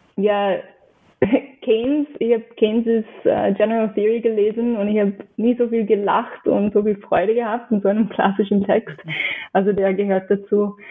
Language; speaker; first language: German; non-native, fluent; English